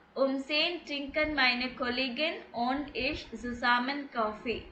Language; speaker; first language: German; non-native, fluent; Tamil